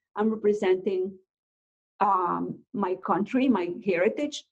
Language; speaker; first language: English; non-native, fluent; Spanish